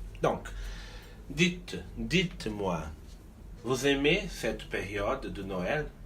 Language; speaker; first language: French; non-native, fluent; Portuguese